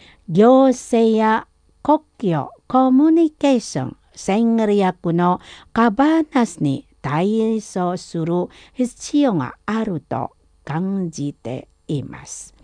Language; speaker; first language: Japanese; non-native, fluent; Indonesian